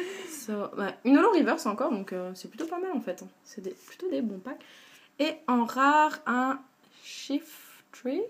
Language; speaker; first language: French; native; French